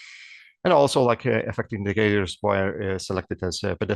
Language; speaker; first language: English; non-native, fluent; Lithuanian